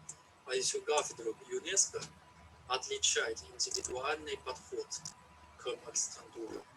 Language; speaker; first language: Russian; non-native, fluent; Chinese